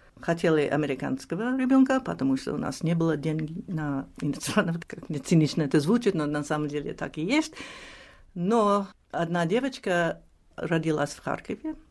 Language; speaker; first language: Russian; non-native, fluent; English